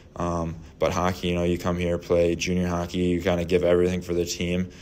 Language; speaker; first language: English; native; English